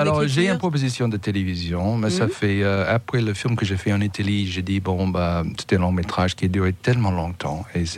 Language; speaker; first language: French; non-native, fluent; English